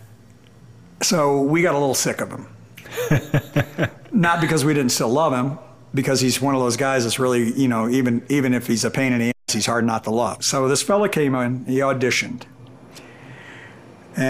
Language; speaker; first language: English; native; English